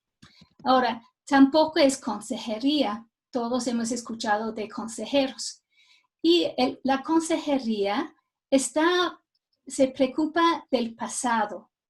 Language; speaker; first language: Spanish; non-native, fluent; English